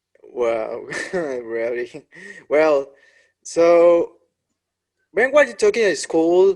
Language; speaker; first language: English; non-native, learner; Spanish